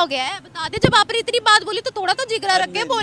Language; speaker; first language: Hindi; native; Hindi